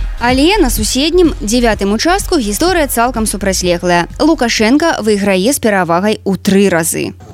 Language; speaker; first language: Belarusian; native; Belarusian